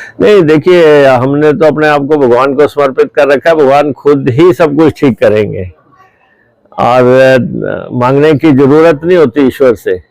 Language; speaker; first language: Hindi; native; Hindi